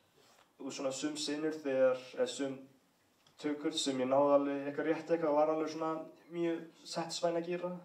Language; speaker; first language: Icelandic; early bilingual, heritage; English